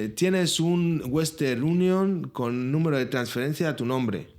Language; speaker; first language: Spanish; native; Spanish